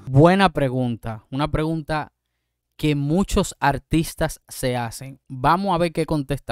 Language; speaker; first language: Spanish; native; Spanish